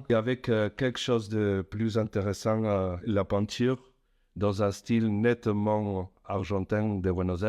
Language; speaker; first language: French; non-native, fluent; Spanish